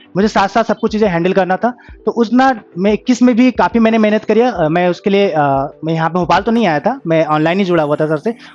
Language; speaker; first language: Hindi; native; Hindi